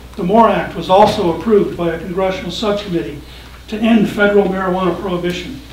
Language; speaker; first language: English; native; English